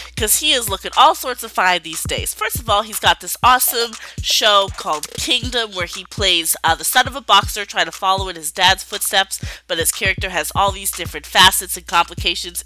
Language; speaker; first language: English; native; English